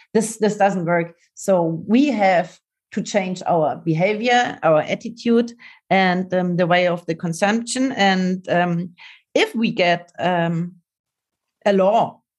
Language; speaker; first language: English; non-native, learner; German